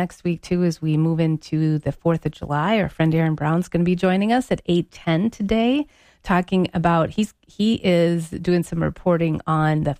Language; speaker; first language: English; native; English